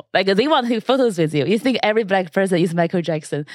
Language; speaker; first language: English; non-native, fluent; Chinese